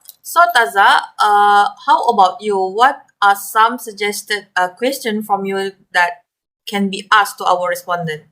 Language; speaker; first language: English; non-native, learner; Malay